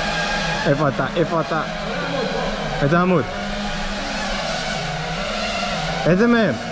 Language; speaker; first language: Hebrew; native; Hebrew